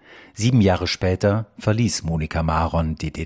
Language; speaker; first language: German; native; German